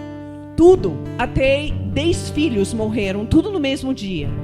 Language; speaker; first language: Portuguese; non-native, fluent; English